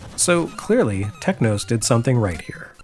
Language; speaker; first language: English; native; English